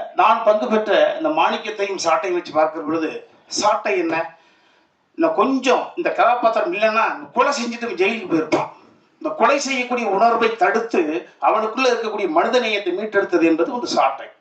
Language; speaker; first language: Tamil; native; Tamil